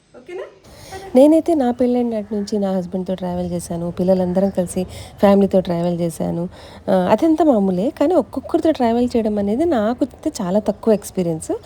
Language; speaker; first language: Telugu; native; Telugu